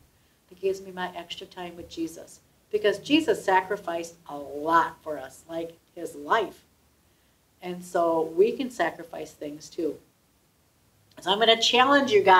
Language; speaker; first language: English; native; English